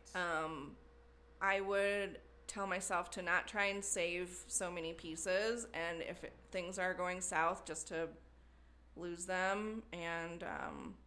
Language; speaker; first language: English; native; English